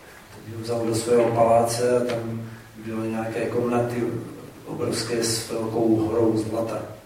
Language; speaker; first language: Czech; native; Czech